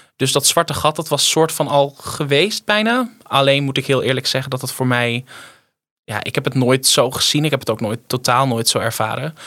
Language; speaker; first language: Dutch; native; Dutch